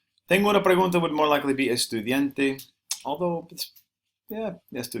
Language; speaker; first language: Spanish; non-native, fluent; English